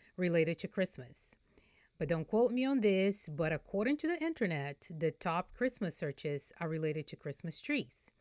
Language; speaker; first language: English; non-native, fluent; Portuguese